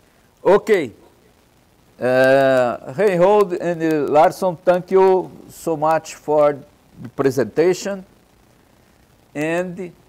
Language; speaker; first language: English; non-native, learner; Portuguese